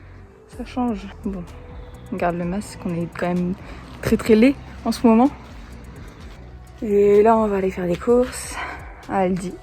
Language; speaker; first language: French; native; French